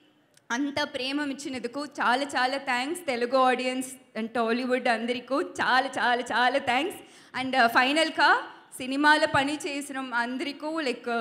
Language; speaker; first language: Telugu; non-native, learner; Tamil